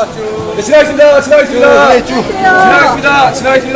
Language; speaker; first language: Korean; native; Korean